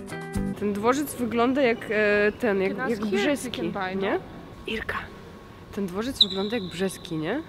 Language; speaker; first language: Polish; non-native, fluent; Russian